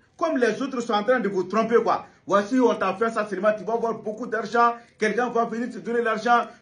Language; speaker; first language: French; non-native, local second language; Bambara